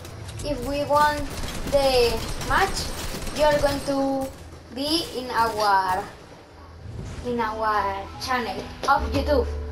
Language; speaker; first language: English; non-native, learner; Spanish